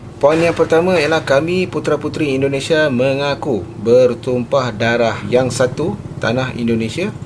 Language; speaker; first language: Malay; native; Malay